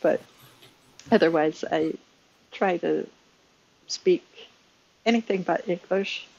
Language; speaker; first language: English; native; English